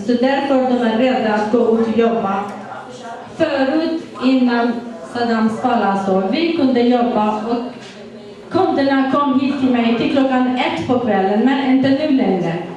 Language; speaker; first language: Swedish; non-native, fluent; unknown